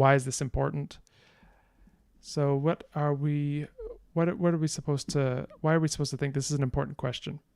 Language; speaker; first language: English; native; English